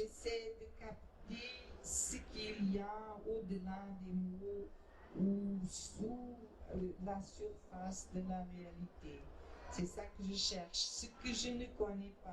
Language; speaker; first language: French; non-native, fluent; Portuguese